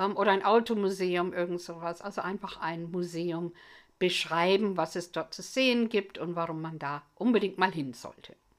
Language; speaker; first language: German; non-native, fluent; English